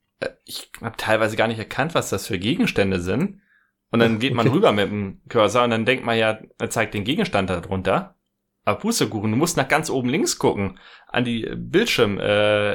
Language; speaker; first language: German; native; German